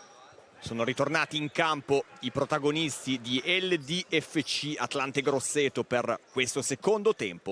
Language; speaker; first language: Italian; native; Italian